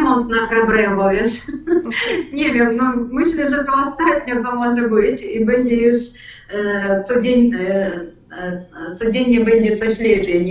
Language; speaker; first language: Polish; non-native, learner; Ukrainian